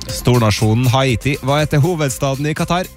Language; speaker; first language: Norwegian; native; Norwegian